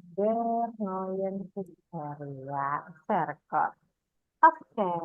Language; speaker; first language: German; non-native, fluent; Indonesian